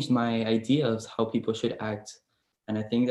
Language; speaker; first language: English; non-native, fluent; Portuguese